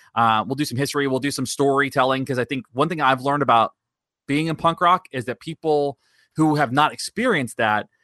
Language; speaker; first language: English; native; English